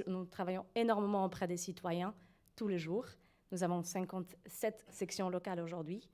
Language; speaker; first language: French; non-native, fluent; Polish